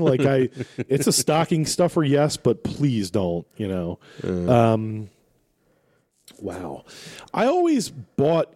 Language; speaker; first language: English; native; English